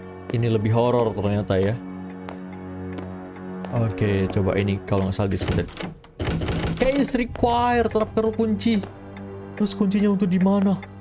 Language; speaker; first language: Indonesian; native; Indonesian